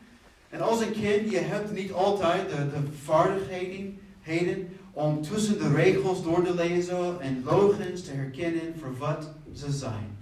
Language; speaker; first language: Dutch; non-native, fluent; English